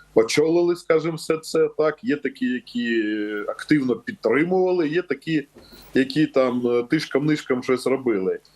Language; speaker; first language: Ukrainian; native; Ukrainian